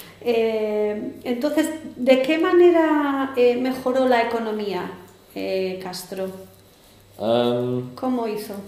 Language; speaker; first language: Spanish; non-native, learner; English